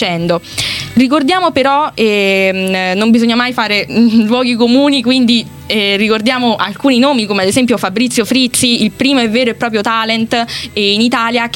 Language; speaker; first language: Italian; native; Italian